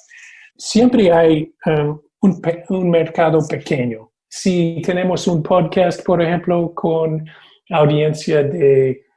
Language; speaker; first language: Spanish; non-native, fluent; English